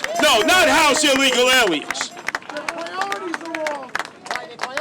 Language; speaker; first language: English; native; English